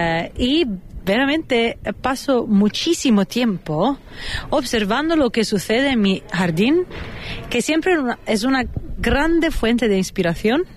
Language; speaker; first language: Spanish; non-native, fluent; Italian